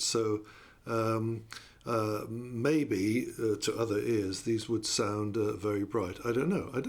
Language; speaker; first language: English; native; English